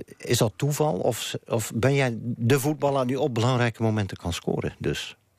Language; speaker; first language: Dutch; native; Dutch